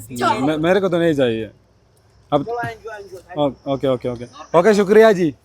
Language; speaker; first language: Hindi; non-native, learner; Malayalam